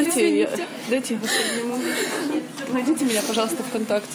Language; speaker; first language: Russian; native; Russian